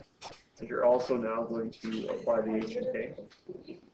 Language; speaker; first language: English; native; English